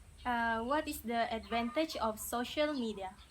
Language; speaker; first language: English; non-native, learner; Malay